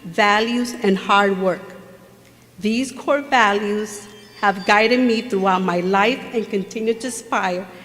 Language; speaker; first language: English; early bilingual, other home language; Spanish